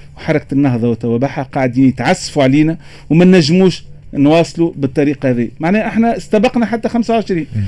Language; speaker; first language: Arabic; native; Arabic